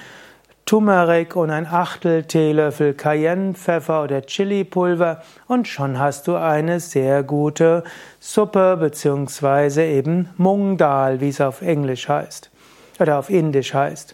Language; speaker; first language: German; native; German